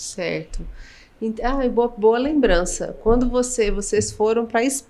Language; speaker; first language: Portuguese; native; Portuguese